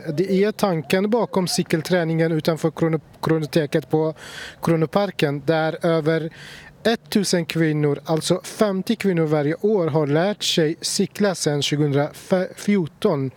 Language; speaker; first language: Swedish; non-native, fluent; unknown